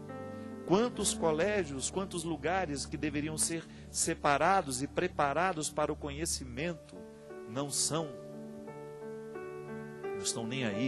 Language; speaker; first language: Portuguese; native; Portuguese